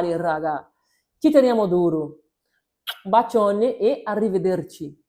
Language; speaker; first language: Italian; non-native, learner; Portuguese